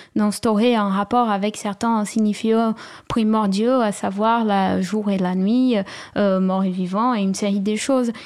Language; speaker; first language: French; non-native, fluent; Portuguese